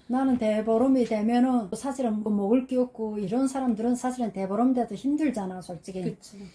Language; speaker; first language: Korean; native; Korean